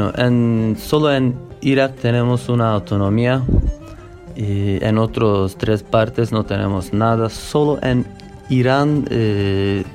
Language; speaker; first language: Spanish; non-native, learner; Turkish